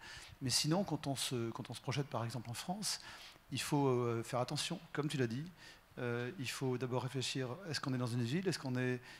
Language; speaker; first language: French; native; French